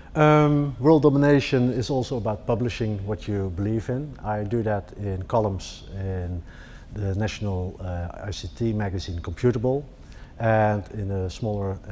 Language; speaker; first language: English; non-native, fluent; Dutch